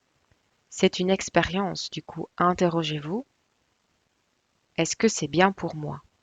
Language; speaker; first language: French; native; French